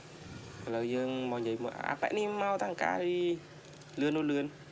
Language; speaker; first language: Khmer; native; Khmer